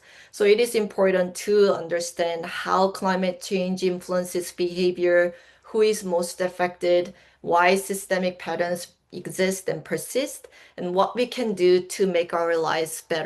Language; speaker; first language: English; non-native, fluent; Korean